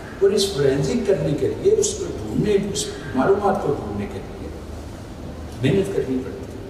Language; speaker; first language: Urdu; non-native, local second language; Punjabi